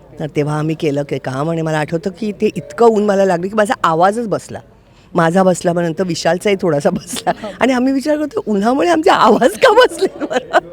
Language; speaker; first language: Marathi; native; Marathi